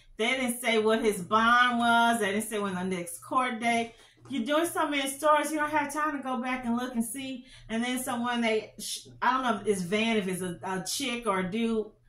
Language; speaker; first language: English; native; English